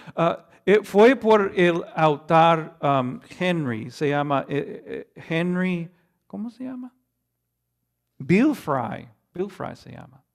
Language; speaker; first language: Spanish; non-native, fluent; English